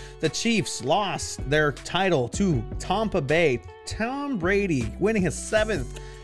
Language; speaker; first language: English; early bilingual, other home language; Spanish